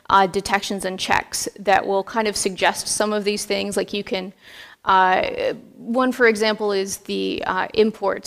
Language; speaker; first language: English; native; English